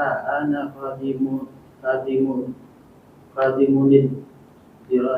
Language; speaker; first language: Arabic; non-native, learner; Filipino